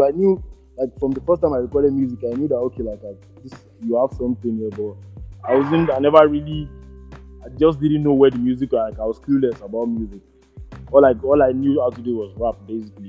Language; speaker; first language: English; non-native, local second language; Yoruba